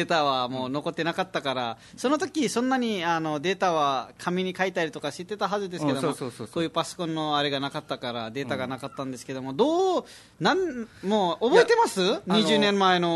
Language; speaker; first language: Japanese; non-native, fluent; Nepali